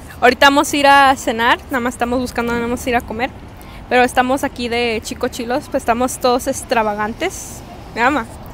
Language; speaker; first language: Spanish; early bilingual, heritage; Spanish